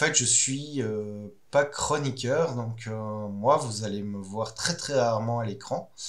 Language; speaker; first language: French; native; French